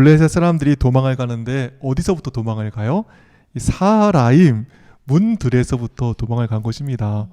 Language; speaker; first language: Korean; native; Korean